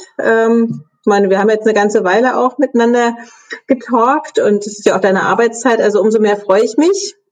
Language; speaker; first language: German; native; German